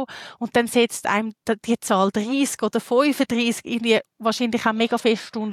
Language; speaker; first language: German; native; German